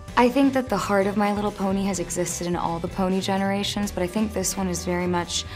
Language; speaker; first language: English; early bilingual, other home language; Spanish